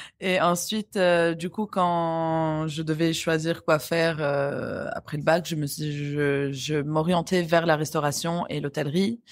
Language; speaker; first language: French; non-native, local second language; Arabic